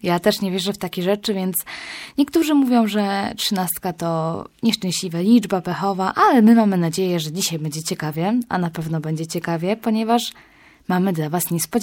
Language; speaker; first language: Polish; native; Polish